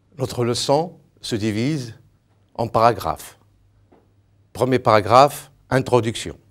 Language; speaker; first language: French; non-native, local second language; Arabic